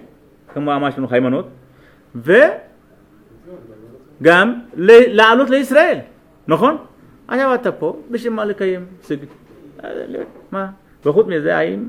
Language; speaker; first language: Hebrew; non-native, fluent; Amharic